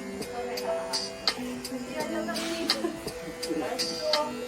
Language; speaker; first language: Chinese; early bilingual, heritage; Chinese